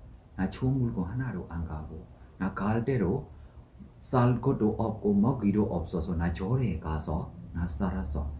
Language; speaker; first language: Korean; non-native, learner; Burmese